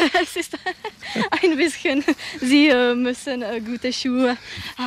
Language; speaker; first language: German; non-native, learner; Czech